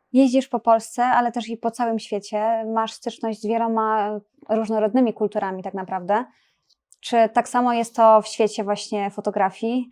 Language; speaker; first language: Polish; native; Polish